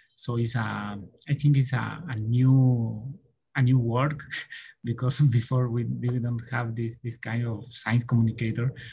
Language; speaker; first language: English; non-native, learner; Spanish